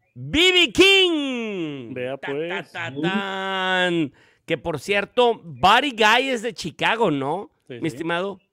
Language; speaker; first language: Spanish; native; Spanish